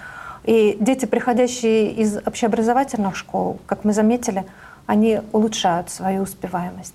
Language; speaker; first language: Russian; native; Russian